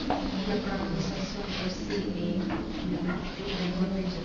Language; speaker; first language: French; non-native, learner; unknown